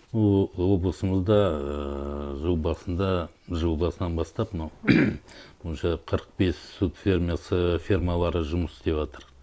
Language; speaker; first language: Kazakh; native; Kazakh